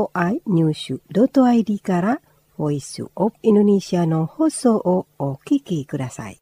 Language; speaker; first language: Japanese; non-native, fluent; Indonesian